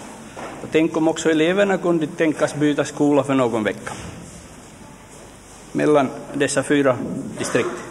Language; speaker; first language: Swedish; native; Swedish